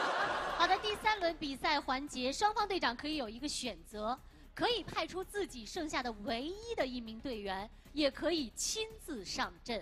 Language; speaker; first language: Chinese; native; Chinese